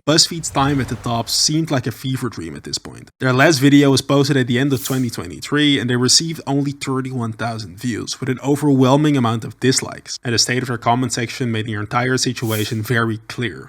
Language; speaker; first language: English; native; English